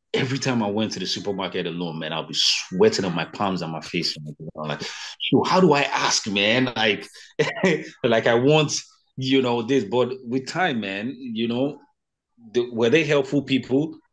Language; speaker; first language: English; non-native, local second language; Yoruba